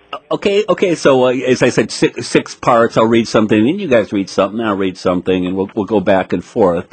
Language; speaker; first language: English; native; English